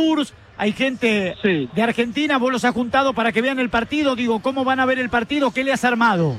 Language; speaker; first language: Spanish; native; Spanish